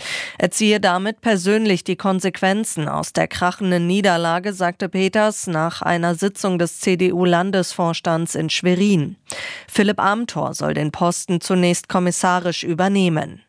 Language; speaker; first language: German; native; German